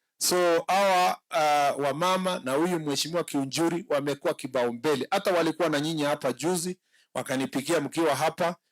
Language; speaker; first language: Swahili; non-native, local second language; Kalenjin